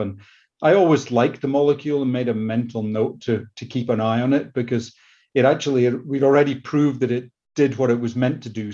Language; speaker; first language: English; native; English